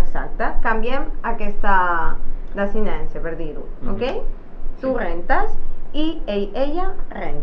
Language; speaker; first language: Catalan; native; Catalan